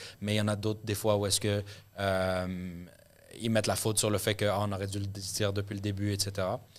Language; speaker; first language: French; early bilingual, other home language; Arabic